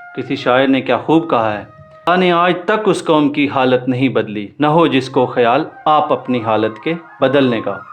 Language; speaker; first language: Urdu; non-native, local second language; Punjabi